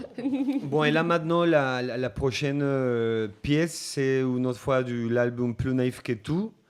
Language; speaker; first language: French; non-native, fluent; Spanish